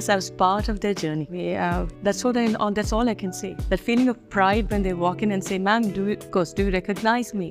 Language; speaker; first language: English; non-native, local second language; Kannada